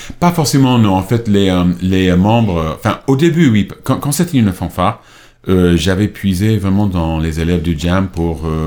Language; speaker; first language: French; non-native, fluent; English